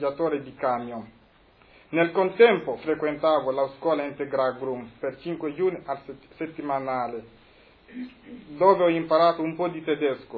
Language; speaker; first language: Italian; non-native, fluent; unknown